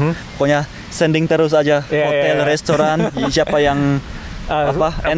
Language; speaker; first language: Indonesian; early bilingual, heritage; Indonesian